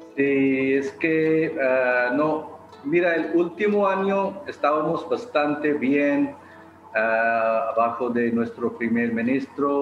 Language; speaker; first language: Spanish; non-native, fluent; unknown